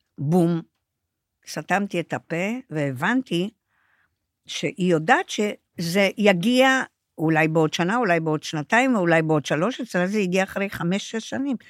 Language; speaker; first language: Hebrew; non-native, fluent; Romanian